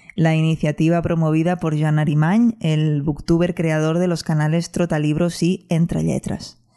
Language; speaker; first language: Spanish; non-native, local second language; Catalan